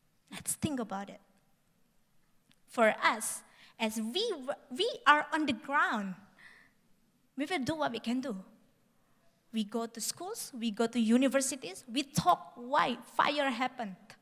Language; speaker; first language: English; non-native, fluent; Indonesian